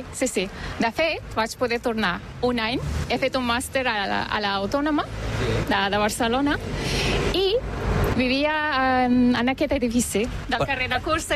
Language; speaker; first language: Catalan; non-native, fluent; Turkish